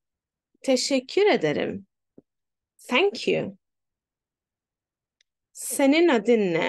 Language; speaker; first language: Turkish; non-native, fluent; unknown